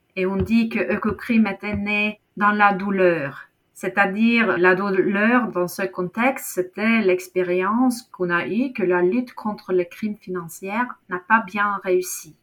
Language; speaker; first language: French; non-native, fluent; Norwegian